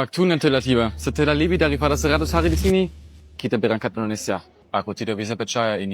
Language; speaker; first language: Indonesian; non-native, learner; German